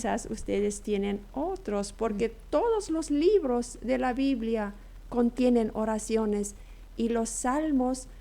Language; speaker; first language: Spanish; non-native, local second language; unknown